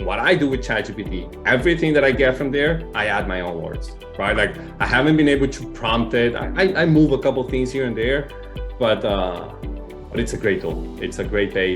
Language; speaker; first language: English; non-native, fluent; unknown